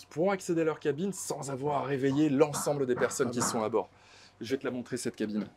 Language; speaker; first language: French; native; French